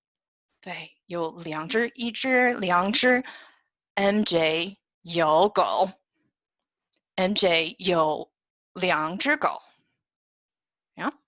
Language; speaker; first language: Chinese; non-native, fluent; English